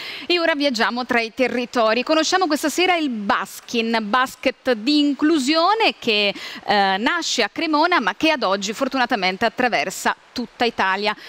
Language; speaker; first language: Italian; native; Italian